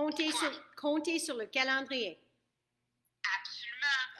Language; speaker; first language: French; non-native, fluent; English